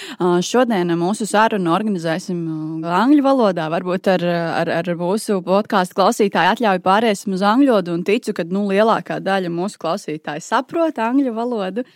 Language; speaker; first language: Latvian; native; Latvian